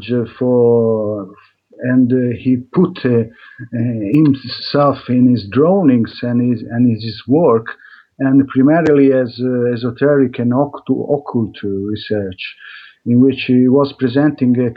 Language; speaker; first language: English; non-native, fluent; Italian